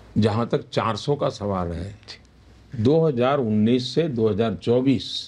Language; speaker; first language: Hindi; non-native, local second language; Gujarati